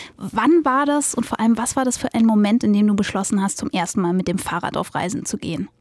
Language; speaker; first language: German; native; German